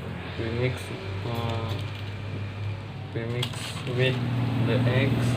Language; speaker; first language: English; non-native, learner; Indonesian